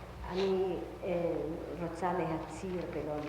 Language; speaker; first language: Hebrew; non-native, fluent; Italian